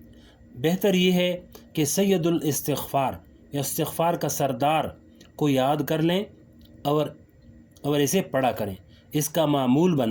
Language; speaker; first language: Urdu; native; Urdu